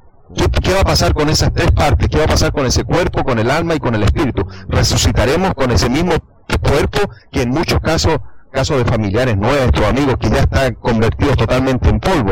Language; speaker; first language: Spanish; native; Spanish